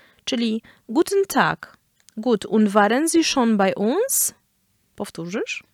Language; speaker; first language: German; non-native, fluent; Polish